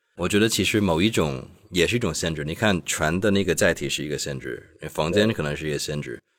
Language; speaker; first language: Chinese; non-native, local second language; Cantonese